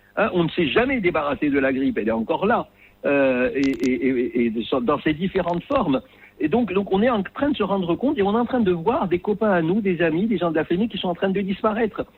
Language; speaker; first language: French; non-native, local second language; Arabic